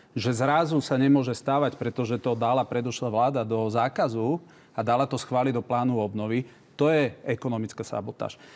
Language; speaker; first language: Slovak; native; Slovak